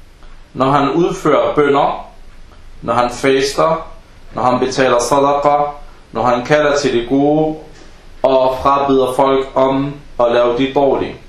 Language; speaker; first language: Danish; early bilingual, other home language; Arabic